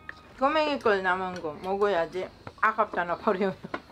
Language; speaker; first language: Korean; non-native, learner; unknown